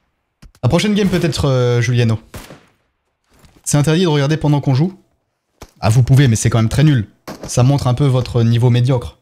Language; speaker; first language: French; native; French